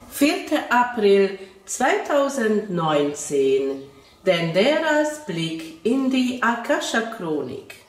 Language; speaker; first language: German; non-native, fluent; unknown